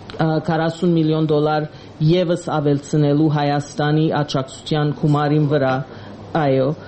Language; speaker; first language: Armenian; native; Armenian